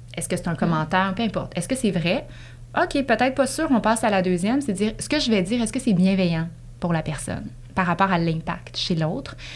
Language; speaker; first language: French; native; French